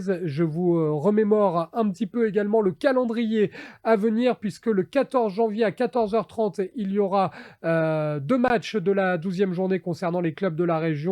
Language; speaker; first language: French; native; French